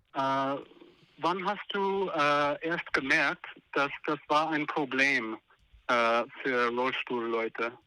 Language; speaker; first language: German; non-native, learner; English